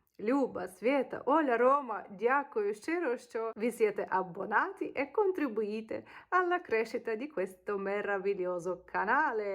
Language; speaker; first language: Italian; non-native, fluent; Ukrainian